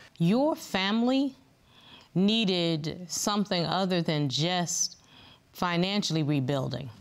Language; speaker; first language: English; native; English